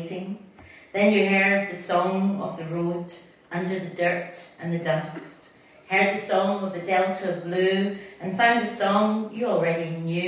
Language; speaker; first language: English; native; English